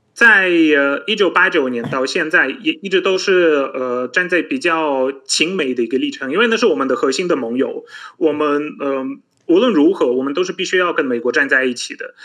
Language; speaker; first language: Chinese; non-native, fluent; Polish